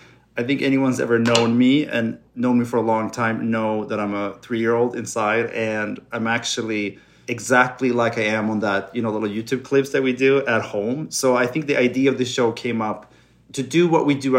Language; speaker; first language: English; non-native, fluent; Swedish